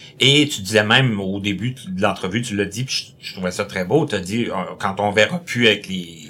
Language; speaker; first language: French; native; French